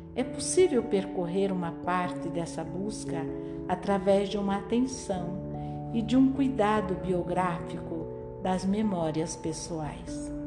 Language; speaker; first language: Portuguese; non-native, fluent; French